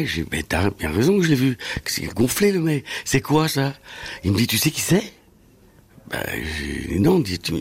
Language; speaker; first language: French; native; French